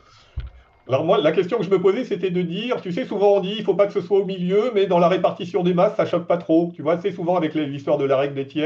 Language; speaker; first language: French; native; French